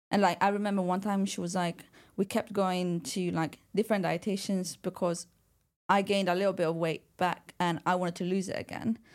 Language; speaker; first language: English; non-native, fluent; Italian